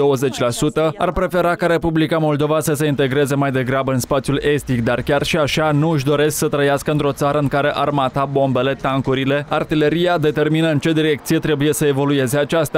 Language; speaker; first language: Romanian; native; Romanian